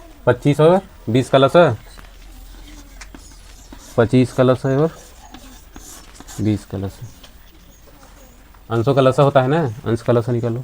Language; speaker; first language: Hindi; native; Hindi